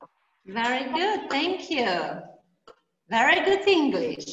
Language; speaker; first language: English; non-native, fluent; Polish